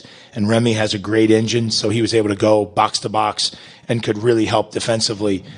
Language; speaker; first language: English; native; English